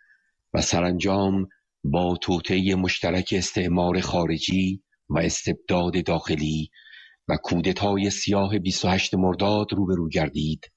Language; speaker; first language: Persian; native; Persian